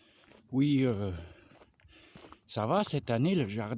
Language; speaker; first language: French; non-native, fluent; German